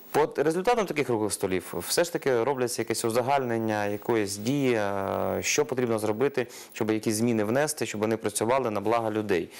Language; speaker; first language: Ukrainian; non-native, local second language; Russian